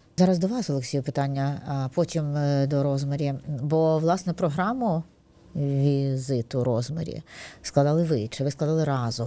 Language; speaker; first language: Ukrainian; native; Ukrainian